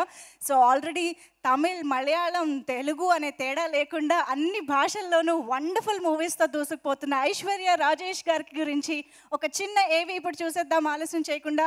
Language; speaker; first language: Telugu; native; Telugu